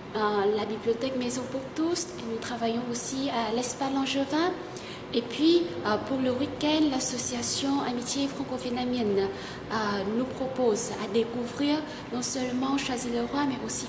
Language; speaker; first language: French; non-native, fluent; Vietnamese